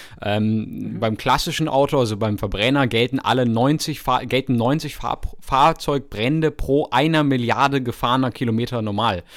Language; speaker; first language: German; native; German